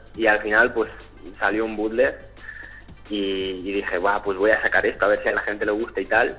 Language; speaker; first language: Spanish; early bilingual, other home language; French